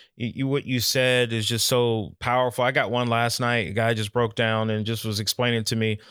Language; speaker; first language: English; native; English